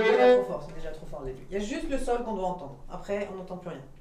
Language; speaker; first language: French; native; French